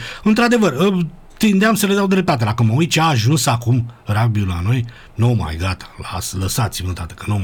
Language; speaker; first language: Romanian; native; Romanian